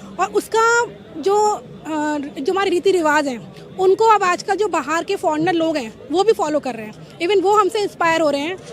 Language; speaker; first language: Hindi; native; Hindi